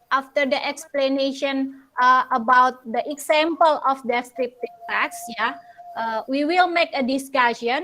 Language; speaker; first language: English; non-native, local second language; Indonesian